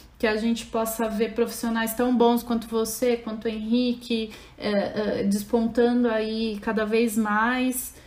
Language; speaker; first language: Portuguese; native; Portuguese